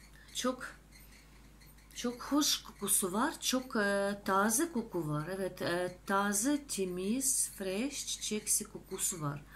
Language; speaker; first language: Turkish; non-native, fluent; Russian